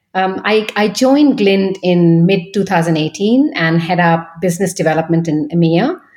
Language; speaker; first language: English; non-native, local second language; Bangla